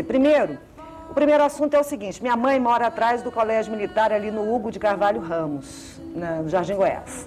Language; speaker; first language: Portuguese; native; Portuguese